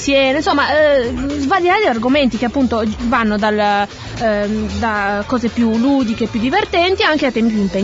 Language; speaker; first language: Italian; native; Italian